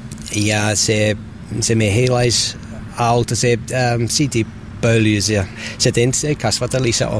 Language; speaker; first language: Finnish; non-native, learner; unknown